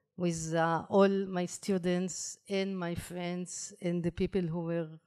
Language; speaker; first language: English; non-native, fluent; Hebrew